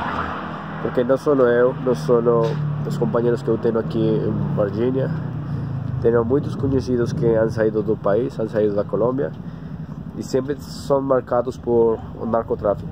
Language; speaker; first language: Portuguese; non-native, learner; Spanish